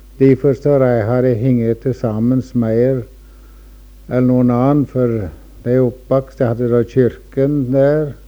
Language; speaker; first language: Norwegian; early bilingual, heritage; Norwegian